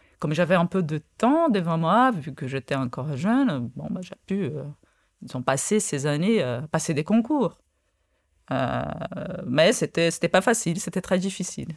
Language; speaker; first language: French; non-native, fluent; Portuguese